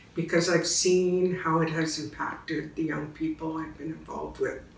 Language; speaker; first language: English; native; English